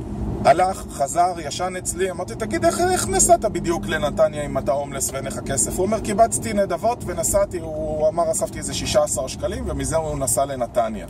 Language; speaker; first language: Hebrew; native; Hebrew